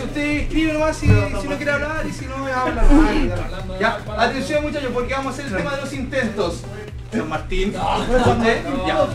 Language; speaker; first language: Spanish; native; Spanish